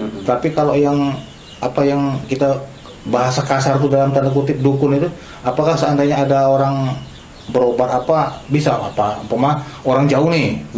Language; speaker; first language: Malay; native; Malay